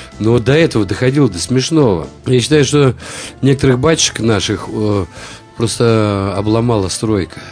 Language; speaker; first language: Russian; native; Russian